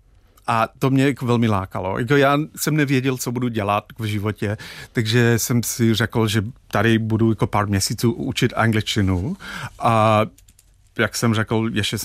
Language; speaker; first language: Czech; non-native, fluent; English